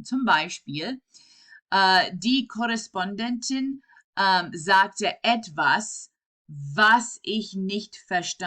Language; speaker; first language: German; non-native, fluent; English